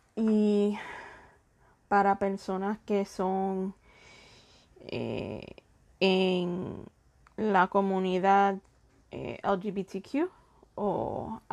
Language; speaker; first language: Spanish; early bilingual, heritage; Spanish